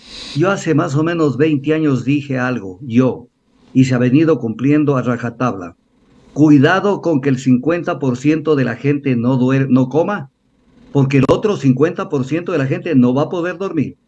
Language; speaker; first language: Spanish; native; Spanish